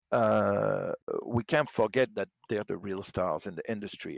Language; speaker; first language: English; non-native, fluent; French